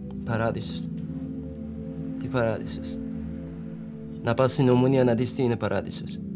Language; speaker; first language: Greek; non-native, learner; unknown